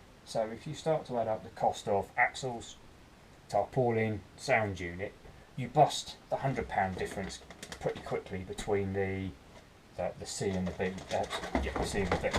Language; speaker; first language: English; native; English